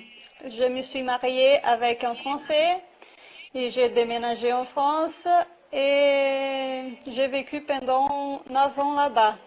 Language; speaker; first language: French; non-native, fluent; Portuguese